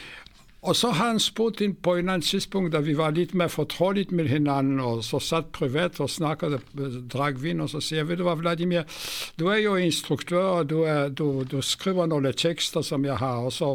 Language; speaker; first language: Swedish; non-native, fluent; Polish